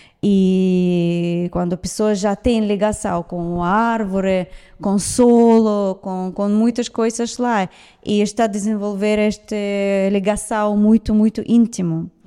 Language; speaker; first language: Portuguese; non-native, fluent; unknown